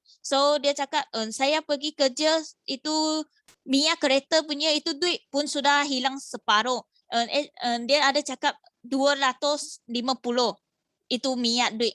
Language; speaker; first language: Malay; non-native, local second language; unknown